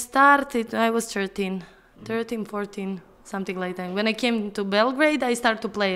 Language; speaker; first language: English; non-native, fluent; Serbian